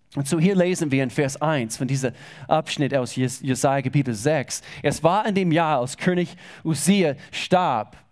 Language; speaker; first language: German; non-native, fluent; English